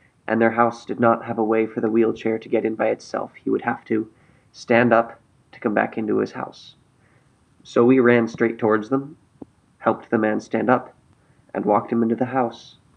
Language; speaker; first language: English; native; English